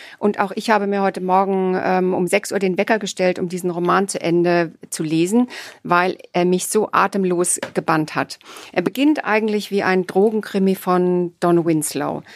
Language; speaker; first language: German; native; German